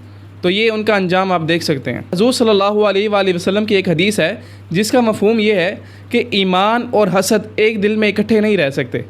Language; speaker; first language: Urdu; native; Urdu